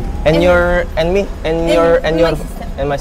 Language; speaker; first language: English; non-native, fluent; Indonesian